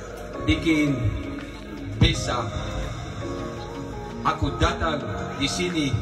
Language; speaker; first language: Indonesian; non-native, learner; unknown